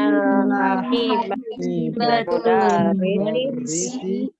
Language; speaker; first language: Arabic; non-native, learner; Indonesian